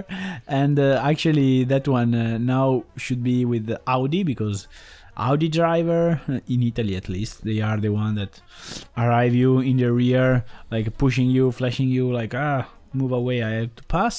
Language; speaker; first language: English; non-native, fluent; Italian